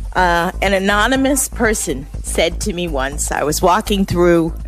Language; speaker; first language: English; native; English